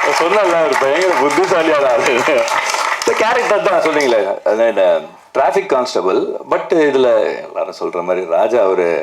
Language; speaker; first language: Tamil; non-native, local second language; Kannada